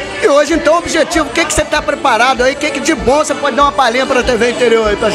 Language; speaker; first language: Portuguese; native; Portuguese